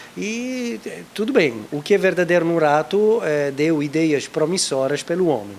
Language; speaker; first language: Portuguese; non-native, fluent; Italian